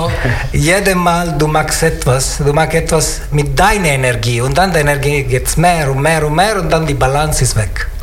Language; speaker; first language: German; non-native, learner; Italian